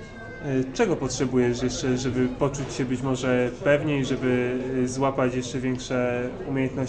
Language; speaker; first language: Polish; native; Polish